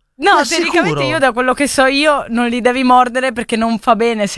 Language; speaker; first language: Italian; native; Italian